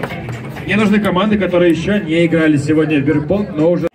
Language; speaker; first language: Russian; native; Russian